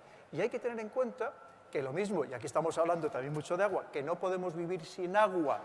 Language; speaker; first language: Spanish; native; Spanish